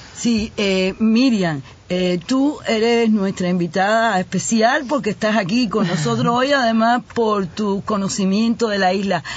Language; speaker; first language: Spanish; native; Spanish